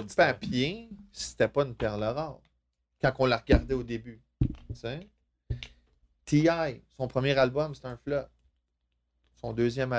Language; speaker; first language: French; native; French